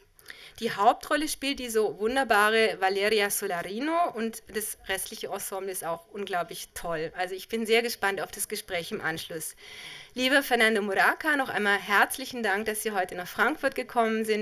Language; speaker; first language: German; native; German